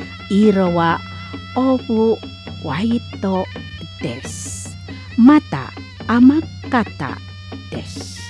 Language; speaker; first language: Japanese; non-native, learner; Indonesian